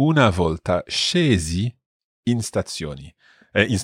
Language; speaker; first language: Italian; non-native, fluent; English